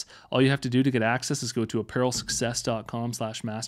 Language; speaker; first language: English; native; English